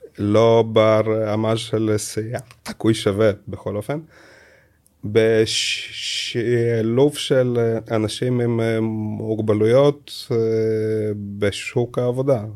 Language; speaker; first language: Hebrew; early bilingual, other home language; Russian